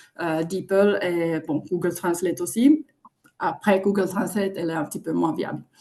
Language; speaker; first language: French; non-native, fluent; Finnish